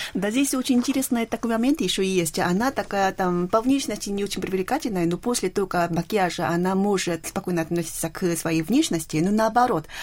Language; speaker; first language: Russian; non-native, fluent; Korean